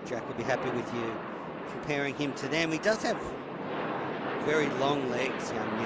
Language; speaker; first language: English; native; English